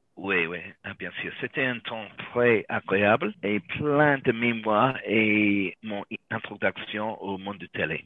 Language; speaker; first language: French; non-native, learner; English